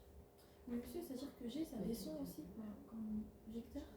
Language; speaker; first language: French; native; French